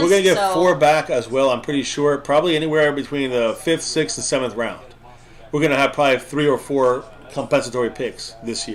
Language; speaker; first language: English; native; English